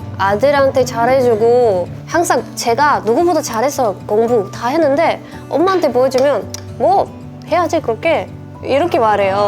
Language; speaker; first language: Korean; non-native, fluent; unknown